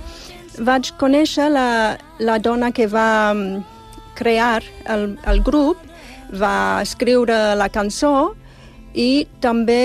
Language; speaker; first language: Catalan; non-native, fluent; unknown